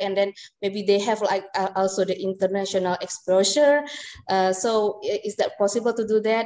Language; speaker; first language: English; non-native, fluent; Indonesian